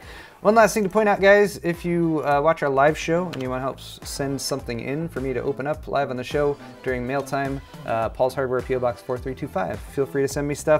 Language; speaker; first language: English; native; English